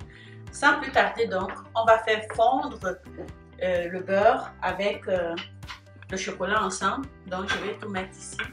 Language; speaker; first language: French; native; French